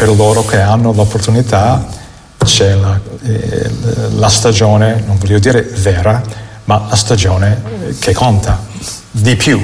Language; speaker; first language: Italian; non-native, fluent; English